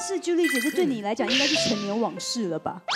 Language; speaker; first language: Chinese; native; Chinese